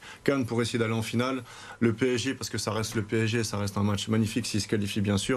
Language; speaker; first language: French; native; French